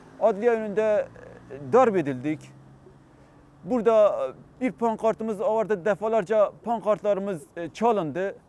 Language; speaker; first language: Turkish; non-native, local second language; Kurdish